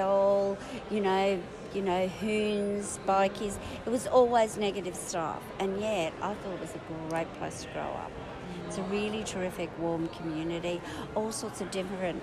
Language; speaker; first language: English; native; English